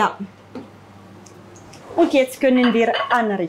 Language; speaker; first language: German; non-native, fluent; Italian